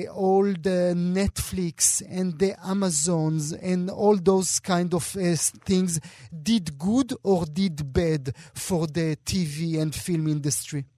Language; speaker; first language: English; non-native, fluent; Hebrew